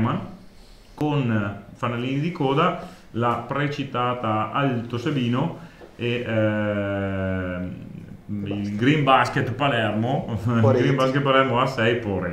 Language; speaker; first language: Italian; native; Italian